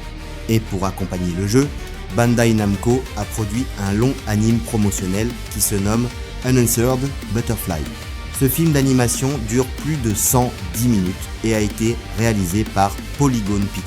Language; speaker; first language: French; native; French